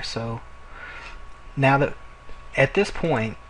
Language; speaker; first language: English; native; English